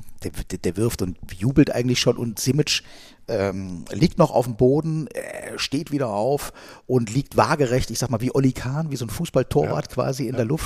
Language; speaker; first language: German; native; German